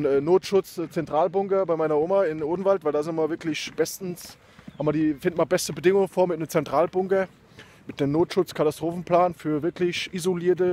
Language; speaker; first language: German; native; German